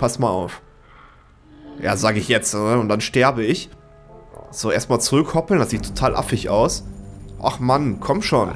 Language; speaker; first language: German; native; German